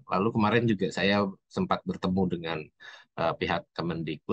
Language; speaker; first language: Indonesian; native; Indonesian